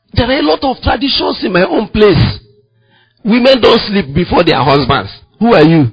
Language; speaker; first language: English; non-native, local second language; Igbo